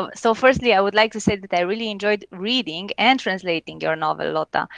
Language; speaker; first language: English; non-native, fluent; Romanian